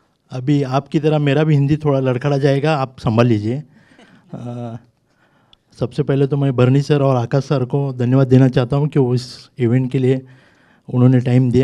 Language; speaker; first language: Hindi; non-native, local second language; Marathi